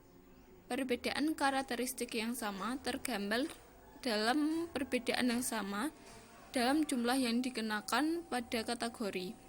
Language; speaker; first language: Indonesian; native; Indonesian